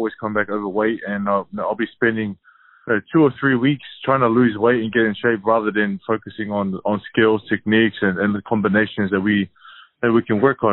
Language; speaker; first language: English; native; English